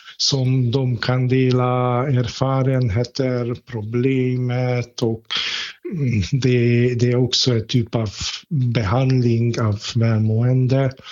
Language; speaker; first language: Swedish; non-native, fluent; Hungarian